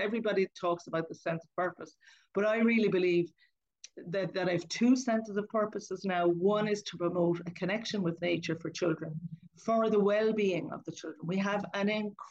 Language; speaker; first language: English; native; English